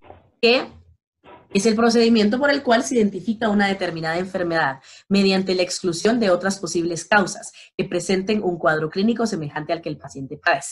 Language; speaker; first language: Spanish; native; Spanish